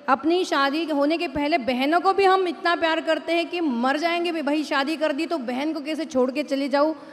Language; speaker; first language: Hindi; non-native, local second language; Marathi